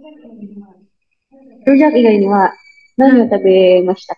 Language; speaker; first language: Japanese; non-native, learner; Indonesian